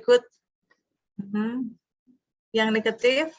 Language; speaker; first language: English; non-native, fluent; Indonesian